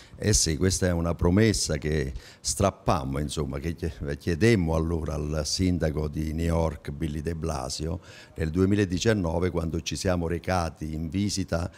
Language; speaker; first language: Italian; native; Italian